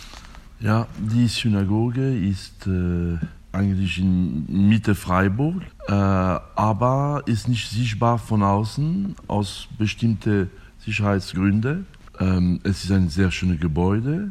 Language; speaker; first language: German; non-native, fluent; French